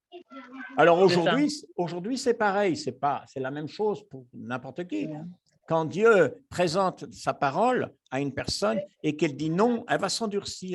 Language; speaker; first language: French; native; French